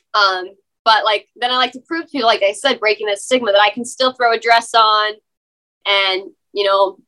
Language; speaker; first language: English; native; English